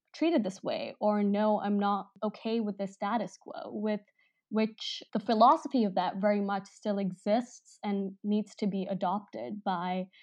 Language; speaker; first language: English; non-native, local second language; Hindi